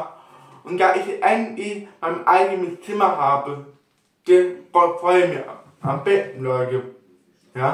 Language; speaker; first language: German; non-native, local second language; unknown